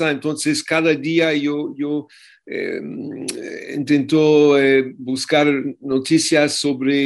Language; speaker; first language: Spanish; non-native, fluent; English